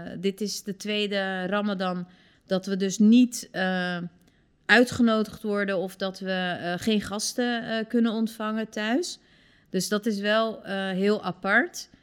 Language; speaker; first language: Dutch; early bilingual, other home language; Turkish